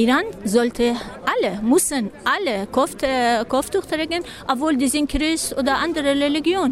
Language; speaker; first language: German; non-native, fluent; Persian